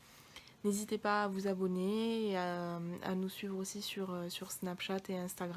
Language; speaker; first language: French; native; French